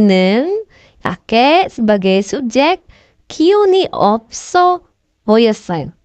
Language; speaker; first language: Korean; non-native, fluent; Indonesian